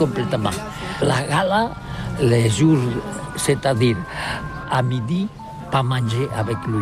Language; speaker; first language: French; non-native, learner; Catalan